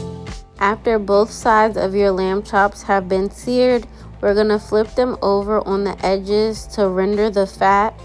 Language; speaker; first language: English; native; English